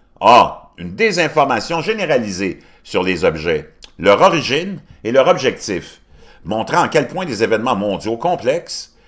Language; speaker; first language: French; native; French